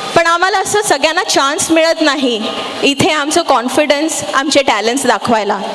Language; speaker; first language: Marathi; non-native, local second language; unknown